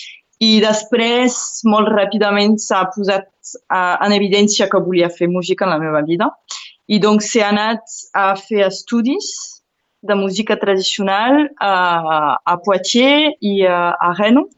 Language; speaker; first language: Catalan; non-native, local second language; French